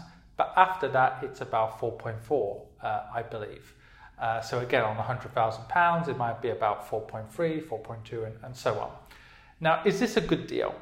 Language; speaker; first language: English; native; English